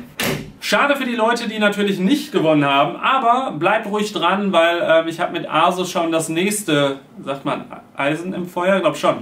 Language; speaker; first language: German; native; German